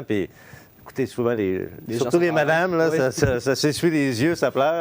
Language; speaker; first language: French; native; French